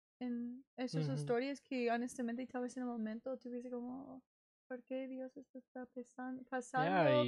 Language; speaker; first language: Spanish; non-native, learner; English